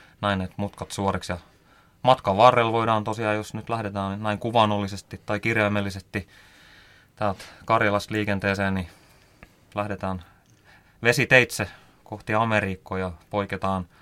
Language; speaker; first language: Finnish; native; Finnish